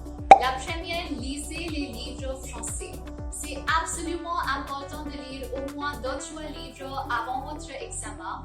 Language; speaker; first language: French; non-native, fluent; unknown